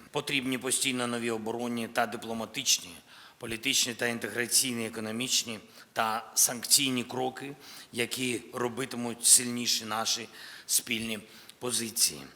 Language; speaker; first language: Ukrainian; non-native, local second language; Russian